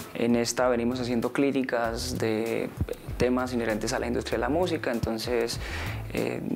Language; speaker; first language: Spanish; native; Spanish